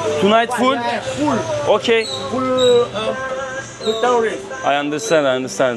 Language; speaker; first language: English; non-native, learner; Turkish